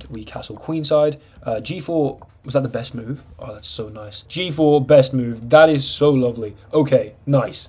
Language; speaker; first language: English; native; English